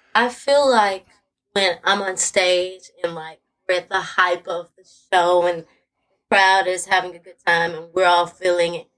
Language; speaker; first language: English; native; English